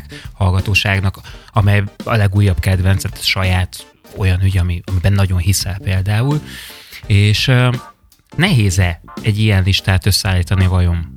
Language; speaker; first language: Hungarian; native; Hungarian